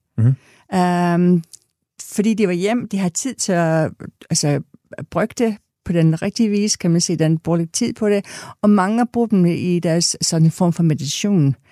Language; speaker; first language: Danish; non-native, fluent; English